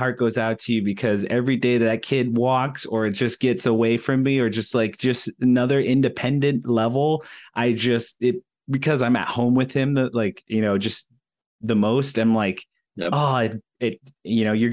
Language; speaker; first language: English; native; English